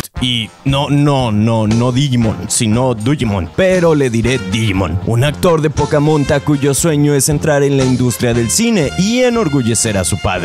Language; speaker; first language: Spanish; native; Spanish